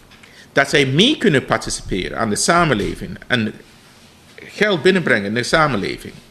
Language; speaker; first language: Dutch; non-native, fluent; English